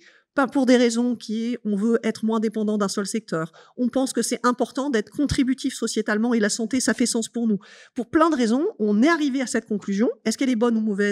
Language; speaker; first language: French; native; French